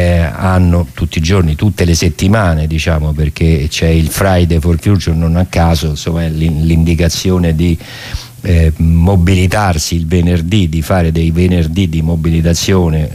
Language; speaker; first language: Italian; native; Italian